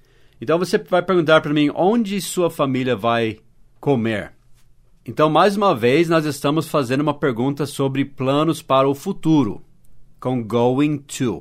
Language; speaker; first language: Portuguese; non-native, fluent; English